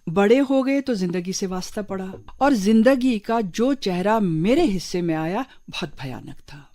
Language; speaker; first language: Urdu; non-native, local second language; Kashmiri